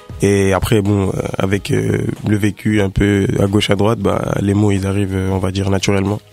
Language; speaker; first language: French; non-native, local second language; Wolof